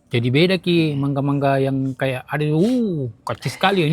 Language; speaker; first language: Malay; native; Malay